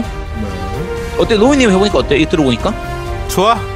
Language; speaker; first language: Korean; native; Korean